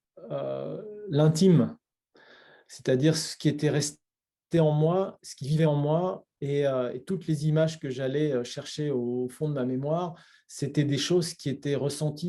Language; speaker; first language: French; native; French